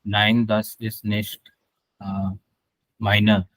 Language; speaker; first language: German; non-native, learner; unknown